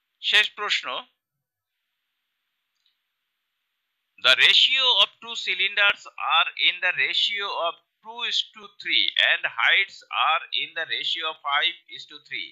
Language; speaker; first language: English; non-native, local second language; Bangla